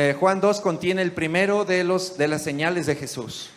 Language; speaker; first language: Spanish; native; Spanish